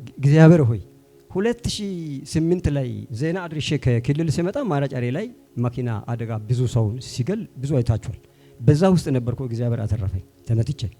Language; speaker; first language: Amharic; non-native, local second language; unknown